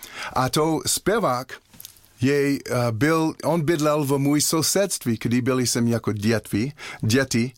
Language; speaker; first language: Czech; non-native, learner; English